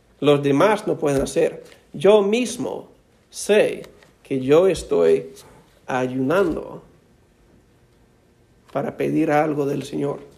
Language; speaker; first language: Spanish; non-native, fluent; English